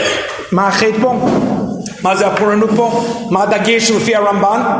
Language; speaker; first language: Hebrew; non-native, fluent; English